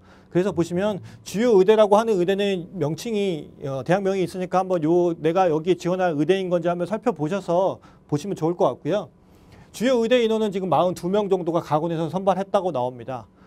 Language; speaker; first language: Korean; native; Korean